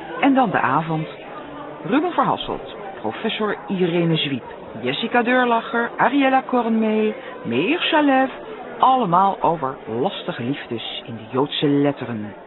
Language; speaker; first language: Dutch; native; Dutch